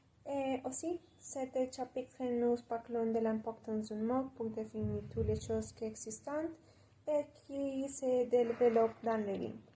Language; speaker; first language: French; non-native, learner; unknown